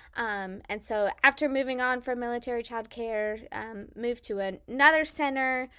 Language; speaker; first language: English; native; English